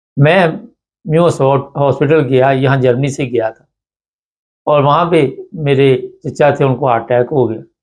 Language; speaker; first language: Urdu; non-native, local second language; Punjabi